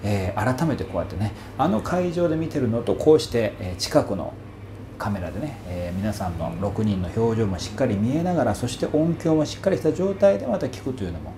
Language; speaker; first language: Japanese; native; Japanese